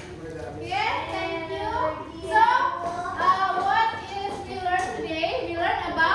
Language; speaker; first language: English; non-native, learner; Indonesian